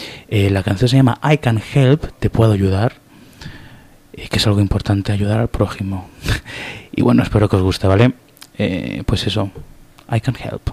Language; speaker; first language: Spanish; native; Spanish